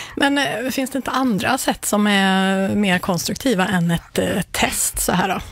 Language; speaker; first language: Swedish; native; Swedish